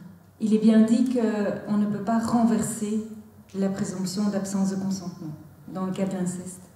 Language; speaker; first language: French; native; French